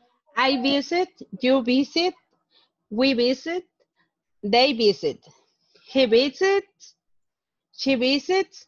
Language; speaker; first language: English; non-native, learner; Spanish